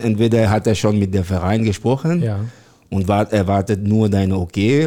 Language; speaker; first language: German; non-native, learner; French